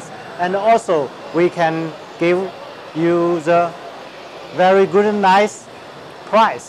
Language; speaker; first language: English; non-native, learner; Chinese